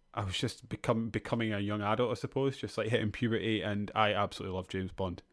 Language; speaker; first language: English; native; English